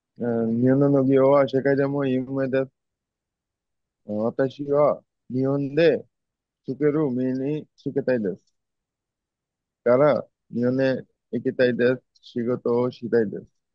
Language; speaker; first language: Japanese; non-native, learner; Bangla